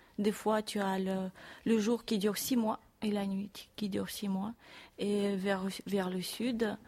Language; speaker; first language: French; non-native, fluent; Russian